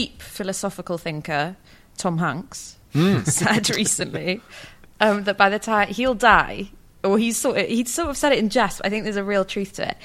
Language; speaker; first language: English; native; English